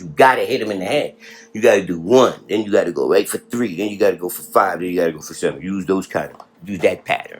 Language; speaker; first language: English; native; English